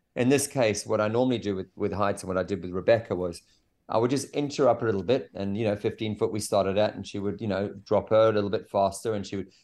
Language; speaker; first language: English; native; English